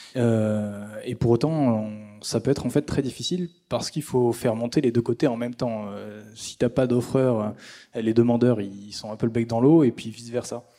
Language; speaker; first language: French; native; French